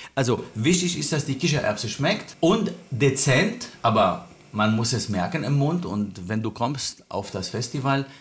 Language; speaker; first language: German; non-native, fluent; Arabic